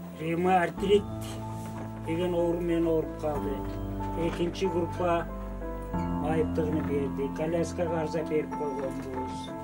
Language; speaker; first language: Kyrgyz; early bilingual, heritage; Kyrgyz